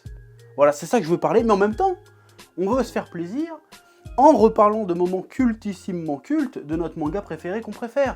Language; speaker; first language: French; native; French